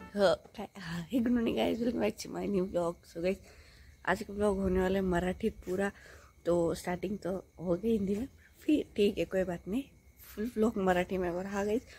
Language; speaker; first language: Hindi; non-native, local second language; Marathi